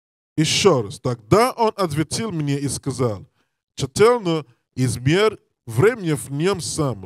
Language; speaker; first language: Russian; non-native, learner; English